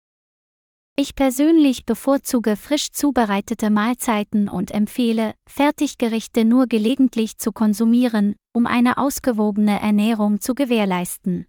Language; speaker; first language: German; non-native, learner; Vietnamese